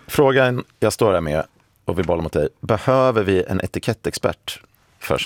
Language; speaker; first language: Swedish; native; Swedish